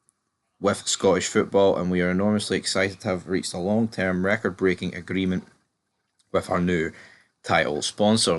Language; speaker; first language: English; native; English